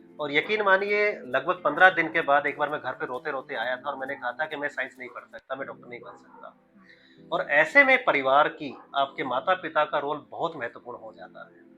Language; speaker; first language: Hindi; native; Hindi